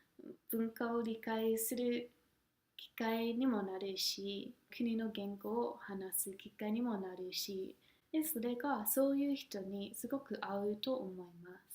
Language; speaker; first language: Japanese; non-native, fluent; English